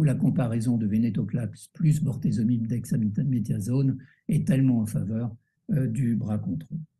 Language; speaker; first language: French; native; French